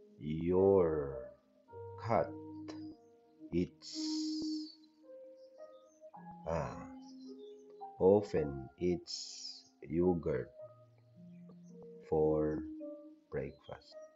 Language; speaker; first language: English; non-native, learner; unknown